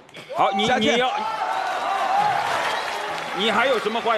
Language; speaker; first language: Chinese; native; Chinese